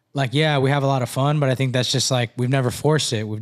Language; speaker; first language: English; early bilingual, other home language; Spanish